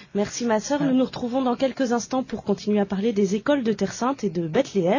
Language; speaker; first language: French; native; French